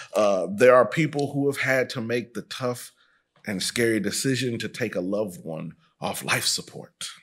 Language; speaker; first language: English; native; English